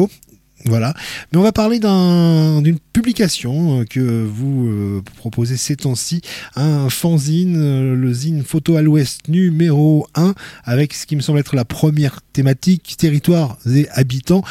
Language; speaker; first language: French; native; French